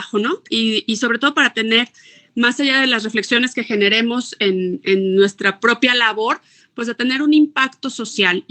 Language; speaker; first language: Spanish; native; Spanish